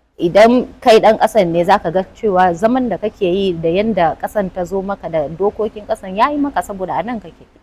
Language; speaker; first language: Hausa; non-native, fluent; Fula